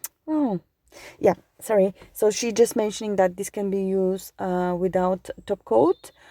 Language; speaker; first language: English; non-native, fluent; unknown